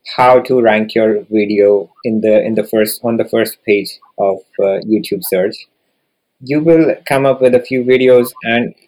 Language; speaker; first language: English; non-native, local second language; Hindi